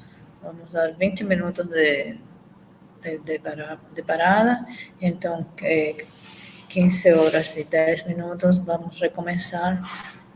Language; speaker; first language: Portuguese; non-native, fluent; Spanish